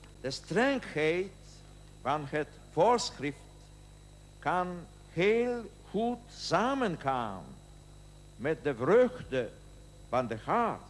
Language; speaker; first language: Dutch; non-native, learner; Polish